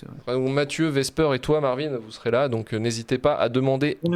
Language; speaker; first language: French; native; French